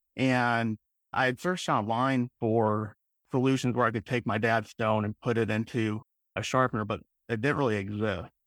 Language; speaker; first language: English; native; English